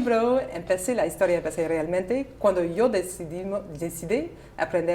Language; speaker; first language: Spanish; non-native, learner; English